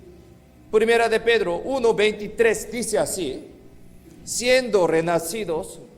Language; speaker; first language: Spanish; non-native, fluent; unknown